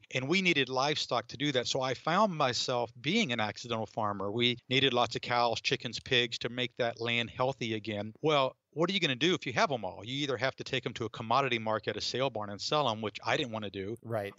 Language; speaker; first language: English; native; English